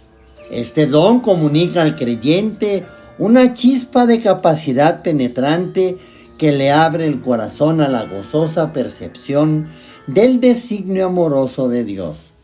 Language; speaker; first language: Spanish; native; Spanish